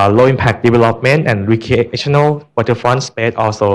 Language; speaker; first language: English; non-native, learner; Thai